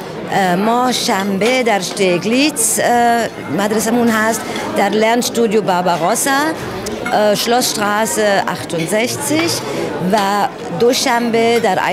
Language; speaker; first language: Persian; early bilingual, heritage; Persian